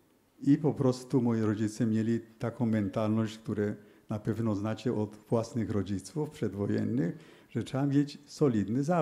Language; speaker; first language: Polish; early bilingual, heritage; Polish